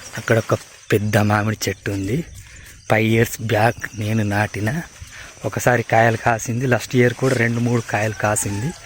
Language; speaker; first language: Telugu; non-native, local second language; Gondi